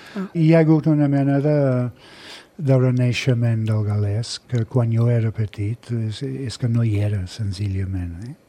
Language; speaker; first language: Catalan; non-native, fluent; English